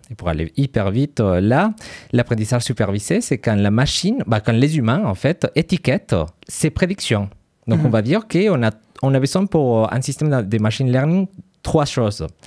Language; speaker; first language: French; non-native, fluent; Spanish